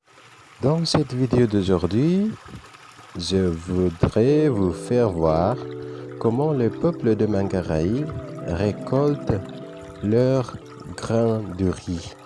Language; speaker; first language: French; non-native, fluent; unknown